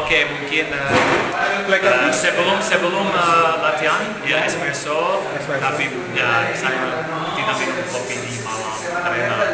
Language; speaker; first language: Indonesian; non-native, learner; Bosnian